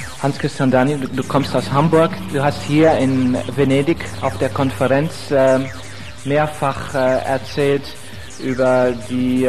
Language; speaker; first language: German; non-native, fluent; Dutch